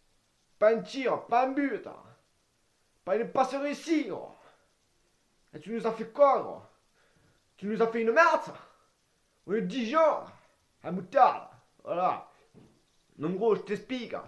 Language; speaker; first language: French; native; French